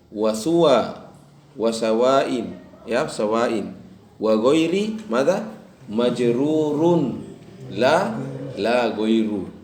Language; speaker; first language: Arabic; non-native, fluent; Indonesian